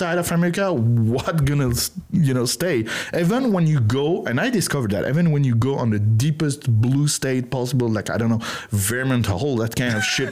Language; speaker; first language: English; non-native, learner; French